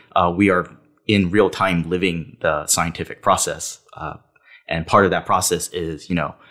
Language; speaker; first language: English; native; English